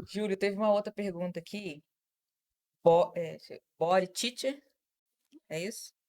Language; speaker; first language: Portuguese; native; Portuguese